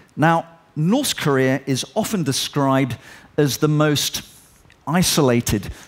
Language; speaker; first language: English; native; English